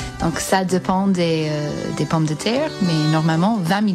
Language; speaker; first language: French; non-native, fluent; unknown